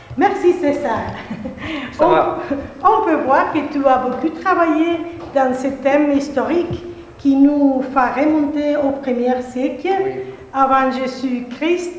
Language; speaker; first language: French; non-native, fluent; Spanish